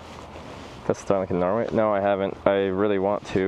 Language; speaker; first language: English; native; English